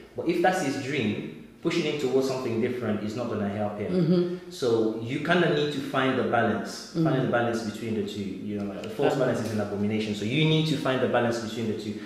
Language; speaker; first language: English; non-native, fluent; Lingala